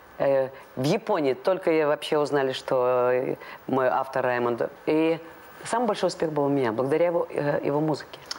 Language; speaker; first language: Russian; non-native, local second language; Latvian